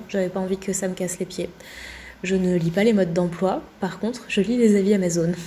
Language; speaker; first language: French; native; French